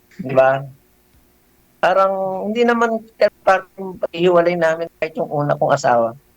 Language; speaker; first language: Filipino; native; Filipino